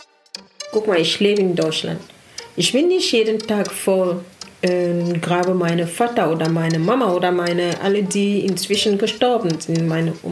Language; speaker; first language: German; non-native, learner; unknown